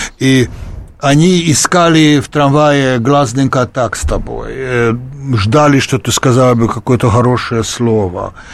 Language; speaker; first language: Russian; non-native, fluent; Hungarian